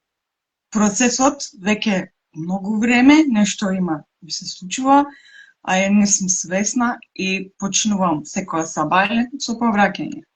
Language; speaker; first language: Macedonian; non-native, local second language; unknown